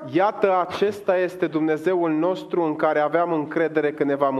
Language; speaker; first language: Romanian; native; Romanian